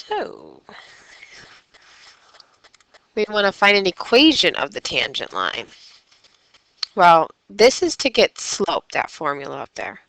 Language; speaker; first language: English; native; English